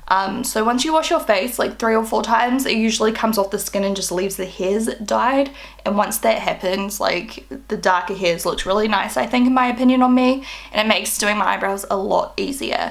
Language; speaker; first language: English; native; English